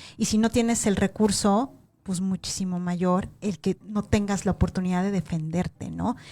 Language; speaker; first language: Spanish; native; Spanish